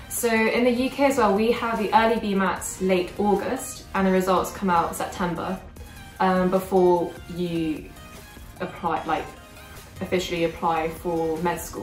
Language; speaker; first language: English; early bilingual, other home language; Korean